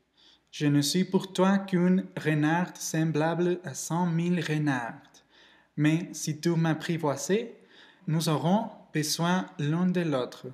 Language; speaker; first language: French; non-native, learner; Spanish